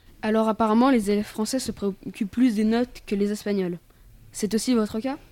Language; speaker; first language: French; native; French